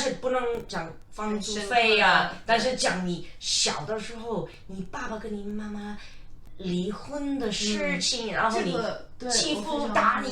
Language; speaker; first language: Chinese; non-native, fluent; English